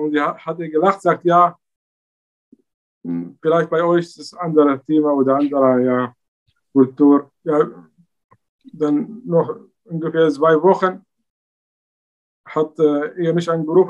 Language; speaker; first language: German; non-native, learner; Arabic